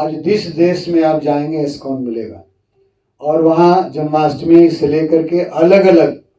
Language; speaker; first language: Hindi; native; Hindi